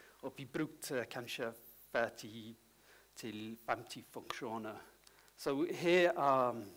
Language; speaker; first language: Swedish; non-native, learner; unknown